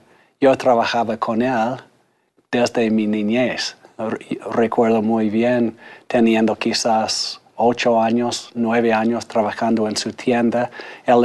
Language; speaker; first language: Spanish; non-native, fluent; English